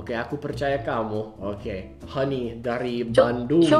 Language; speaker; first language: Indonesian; non-native, fluent; English